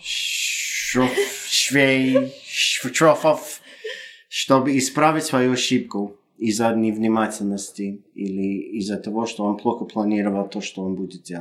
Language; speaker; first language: Russian; non-native, fluent; English